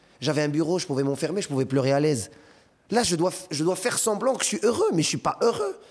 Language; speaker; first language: French; non-native, local second language; Arabic